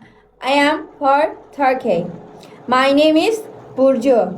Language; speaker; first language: English; non-native, learner; Turkish